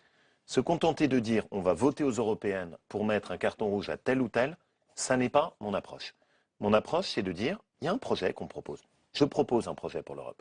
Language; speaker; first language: French; native; French